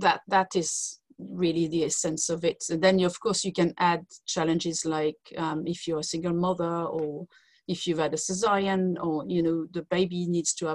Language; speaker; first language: English; non-native, fluent; French